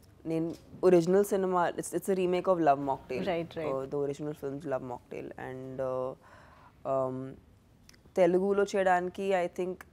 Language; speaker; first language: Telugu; non-native, fluent; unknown